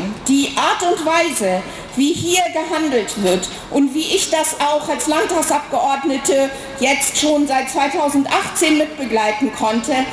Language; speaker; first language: German; native; German